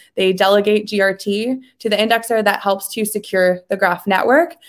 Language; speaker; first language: English; native; English